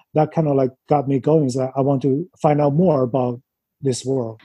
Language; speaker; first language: English; non-native, fluent; Chinese